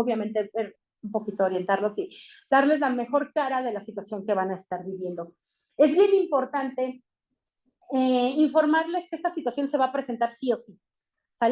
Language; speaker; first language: Spanish; native; Spanish